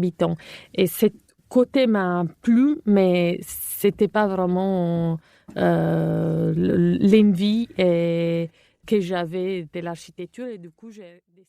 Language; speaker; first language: French; non-native, fluent; Italian